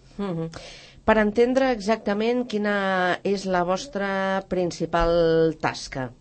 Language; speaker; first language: Catalan; native; Catalan